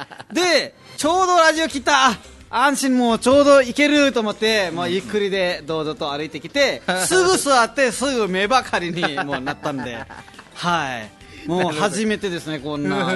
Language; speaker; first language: Japanese; non-native, fluent; Nepali